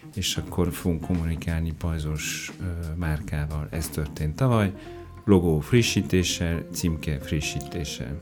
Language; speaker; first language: Hungarian; non-native, fluent; French